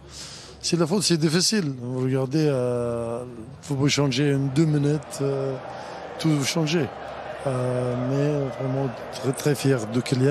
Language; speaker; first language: French; non-native, learner; Arabic